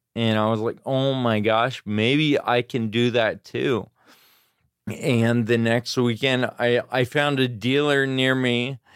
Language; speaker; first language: English; native; English